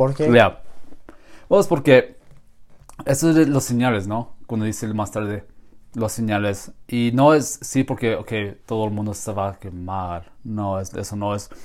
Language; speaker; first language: Spanish; non-native, learner; English